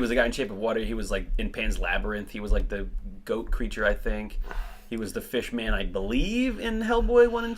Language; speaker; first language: English; native; English